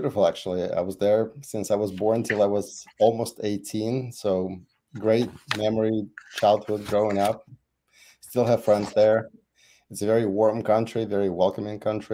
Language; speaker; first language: English; non-native, fluent; Russian